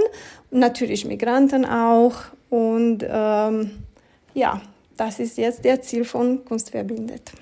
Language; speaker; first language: German; non-native, fluent; Romanian